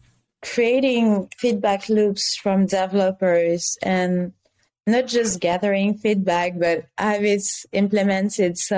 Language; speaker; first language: English; non-native, fluent; French